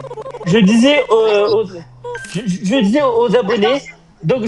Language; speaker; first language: French; native; French